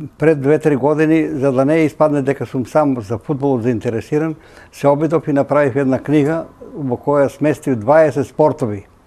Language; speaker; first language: Macedonian; native; Macedonian